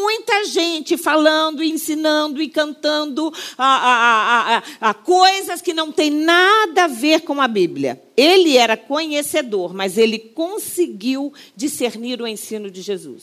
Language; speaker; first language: Portuguese; native; Portuguese